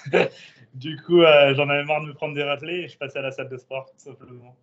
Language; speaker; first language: French; native; French